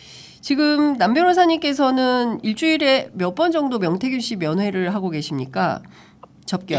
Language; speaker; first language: Korean; native; Korean